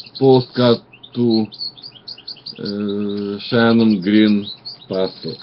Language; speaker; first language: English; non-native, learner; Russian